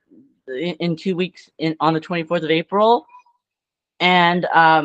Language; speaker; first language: English; native; English